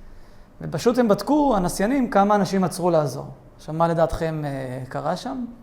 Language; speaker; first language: Hebrew; native; Hebrew